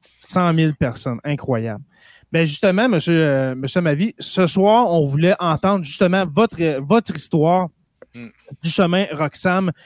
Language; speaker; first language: French; native; French